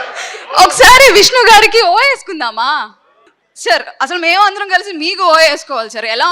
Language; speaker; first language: Telugu; native; Telugu